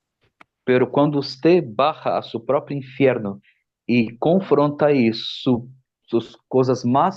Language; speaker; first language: Spanish; non-native, fluent; Portuguese